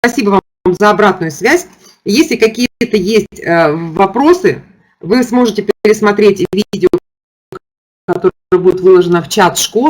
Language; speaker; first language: Russian; native; Russian